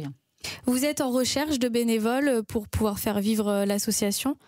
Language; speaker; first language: French; native; French